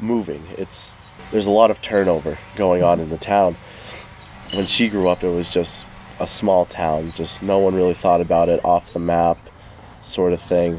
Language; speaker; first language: English; native; English